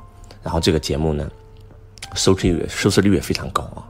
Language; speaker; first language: Chinese; native; Chinese